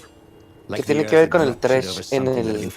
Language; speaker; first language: Spanish; native; Spanish